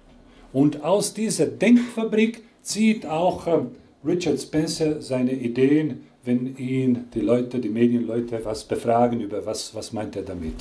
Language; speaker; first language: German; non-native, fluent; Croatian